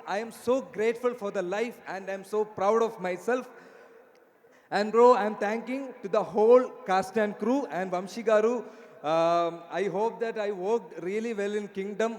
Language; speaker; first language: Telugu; non-native, learner; Malayalam